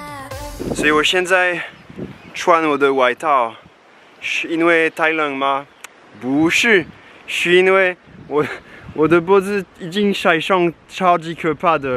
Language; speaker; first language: Chinese; non-native, fluent; French